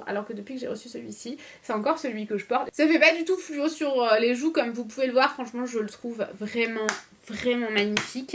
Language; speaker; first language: French; native; French